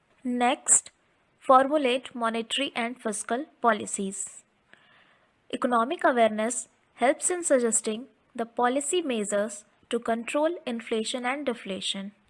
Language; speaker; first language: English; non-native, local second language; Hindi